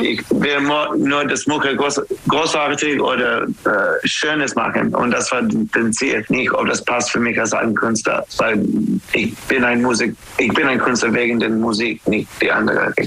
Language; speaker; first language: German; non-native, learner; English